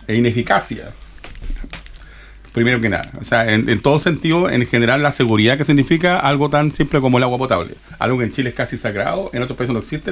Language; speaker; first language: Spanish; native; Spanish